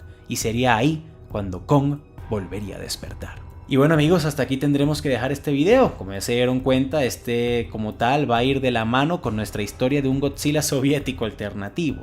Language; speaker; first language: Spanish; native; Spanish